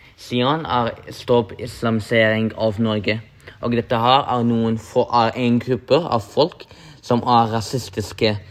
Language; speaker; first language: Norwegian; non-native, local second language; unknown